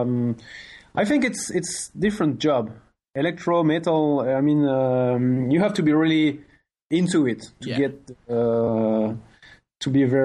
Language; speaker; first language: English; non-native, fluent; French